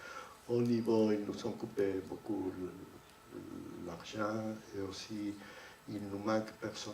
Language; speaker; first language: French; non-native, fluent; Spanish